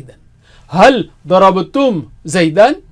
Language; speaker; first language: Arabic; non-native, fluent; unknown